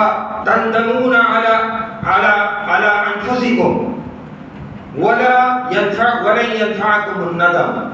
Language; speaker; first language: Arabic; non-native, fluent; Urdu